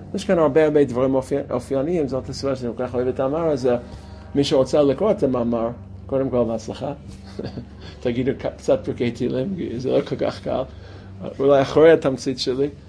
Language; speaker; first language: Hebrew; non-native, fluent; English